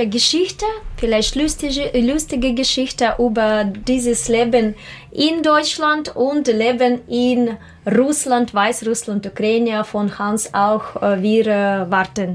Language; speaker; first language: German; non-native, learner; Russian